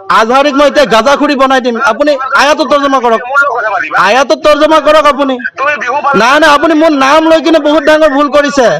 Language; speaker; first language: Assamese; non-native, local second language; Bangla